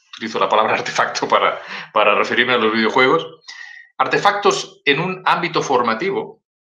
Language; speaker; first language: Spanish; native; Spanish